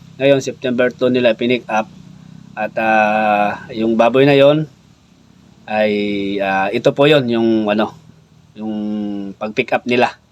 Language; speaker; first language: Filipino; non-native, local second language; Cebuano